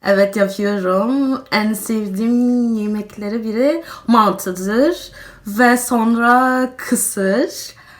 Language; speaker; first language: Turkish; non-native, learner; German